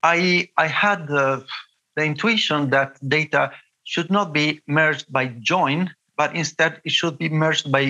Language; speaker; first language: English; non-native, fluent; Italian